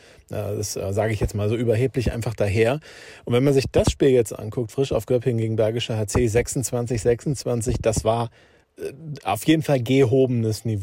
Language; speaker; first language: German; native; German